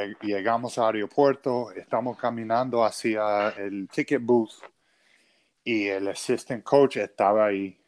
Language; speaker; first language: Spanish; non-native, fluent; English